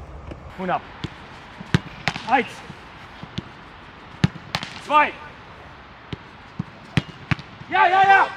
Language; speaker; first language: German; native; German